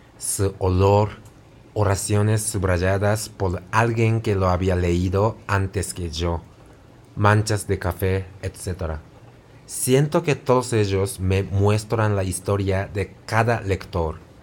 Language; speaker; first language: Spanish; non-native, fluent; Japanese